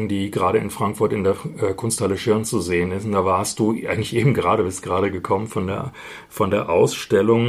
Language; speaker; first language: German; native; German